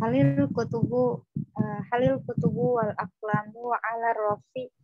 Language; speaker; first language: Arabic; non-native, learner; Indonesian